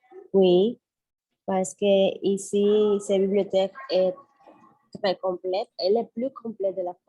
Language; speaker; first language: French; non-native, learner; Spanish